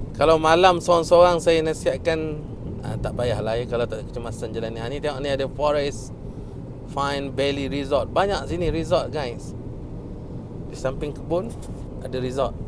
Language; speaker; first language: Malay; native; Malay